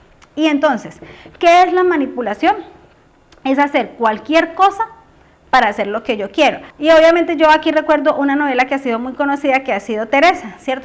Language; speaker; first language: Spanish; native; Spanish